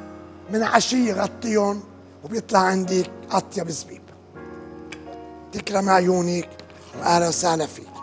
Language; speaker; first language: Arabic; native; Arabic